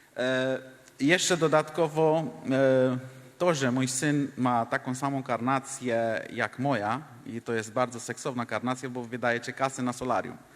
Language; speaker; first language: Polish; non-native, fluent; Hindi